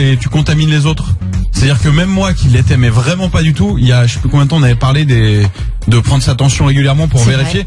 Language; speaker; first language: French; native; French